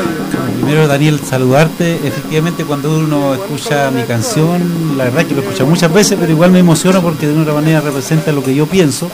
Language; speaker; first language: Spanish; native; Spanish